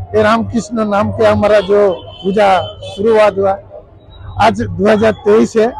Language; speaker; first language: Hindi; non-native, local second language; Bangla